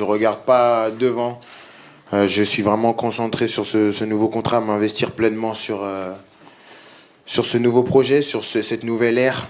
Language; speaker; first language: French; native; French